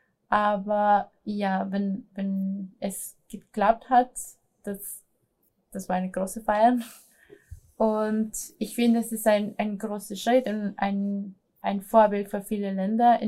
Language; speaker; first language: German; non-native, fluent; Spanish